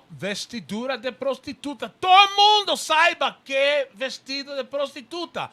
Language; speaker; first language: Portuguese; non-native, learner; Spanish